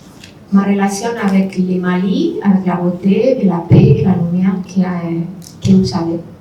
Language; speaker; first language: French; non-native, fluent; Spanish